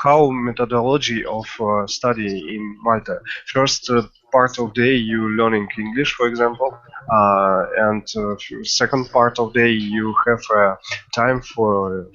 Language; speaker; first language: English; non-native, learner; Russian